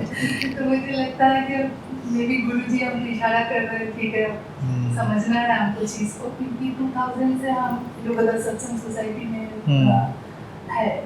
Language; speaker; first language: Hindi; non-native, local second language; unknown